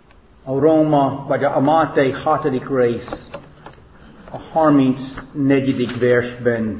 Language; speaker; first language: Hungarian; non-native, fluent; English